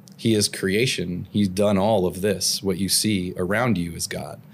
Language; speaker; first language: English; native; English